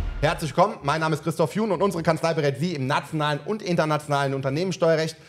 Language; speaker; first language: German; native; German